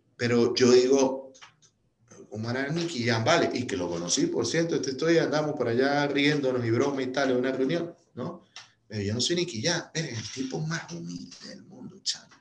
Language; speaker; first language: Spanish; native; Spanish